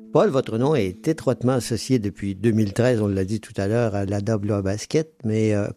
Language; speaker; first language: French; native; French